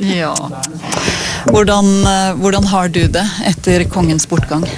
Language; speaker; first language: Norwegian; native; Norwegian